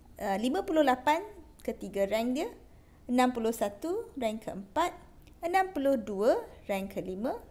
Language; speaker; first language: Malay; non-native, local second language; Chinese